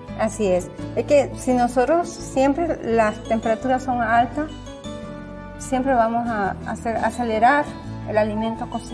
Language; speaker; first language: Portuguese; non-native, learner; Spanish